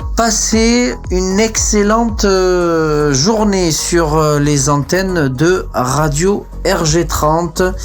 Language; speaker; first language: French; native; French